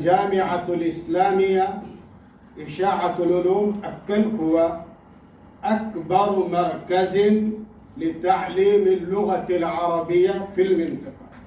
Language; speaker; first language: Arabic; non-native, fluent; Urdu